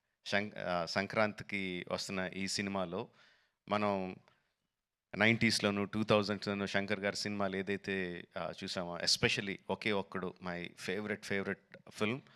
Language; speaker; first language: Telugu; native; Telugu